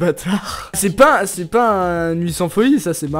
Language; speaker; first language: French; native; French